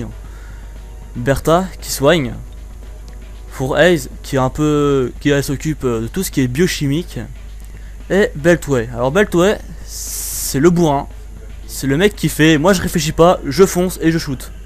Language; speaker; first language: French; native; French